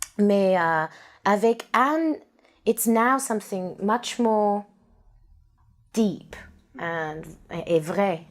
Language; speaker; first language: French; non-native, learner; English